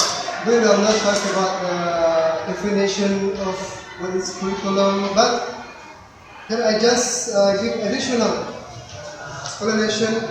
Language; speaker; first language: English; non-native, learner; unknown